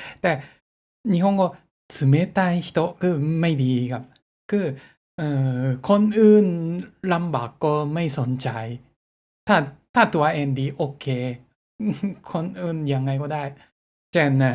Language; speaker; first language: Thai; non-native, learner; Japanese